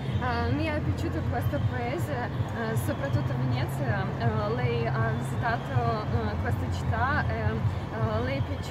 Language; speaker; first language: Italian; non-native, learner; Russian